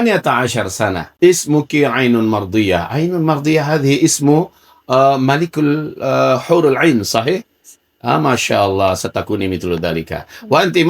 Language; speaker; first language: Arabic; non-native, fluent; Indonesian